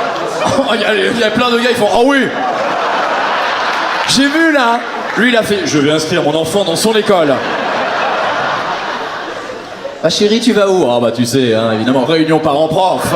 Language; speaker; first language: French; native; French